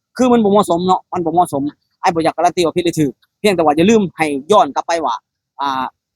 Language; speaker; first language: Thai; non-native, local second language; Lao